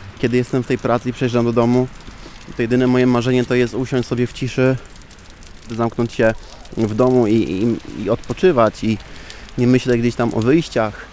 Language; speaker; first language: Polish; early bilingual, heritage; Polish